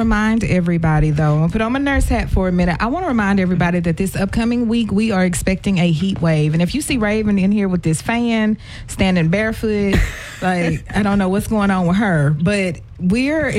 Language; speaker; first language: English; native; English